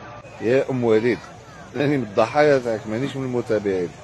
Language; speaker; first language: Arabic; native; Arabic